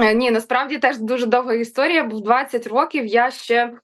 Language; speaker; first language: Ukrainian; native; Ukrainian